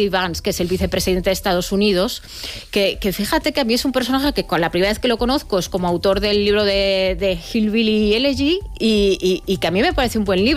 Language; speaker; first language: Spanish; native; Spanish